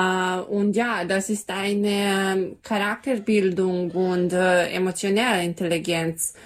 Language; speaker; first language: German; non-native, learner; Serbian